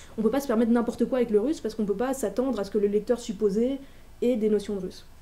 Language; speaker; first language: French; native; French